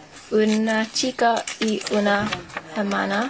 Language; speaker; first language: Spanish; non-native, learner; English